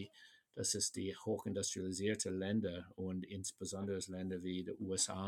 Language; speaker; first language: German; non-native, fluent; English